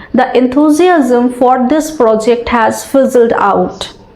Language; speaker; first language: English; non-native, local second language; Bangla